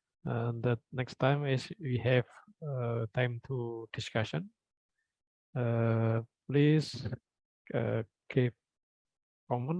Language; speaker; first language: English; non-native, fluent; Indonesian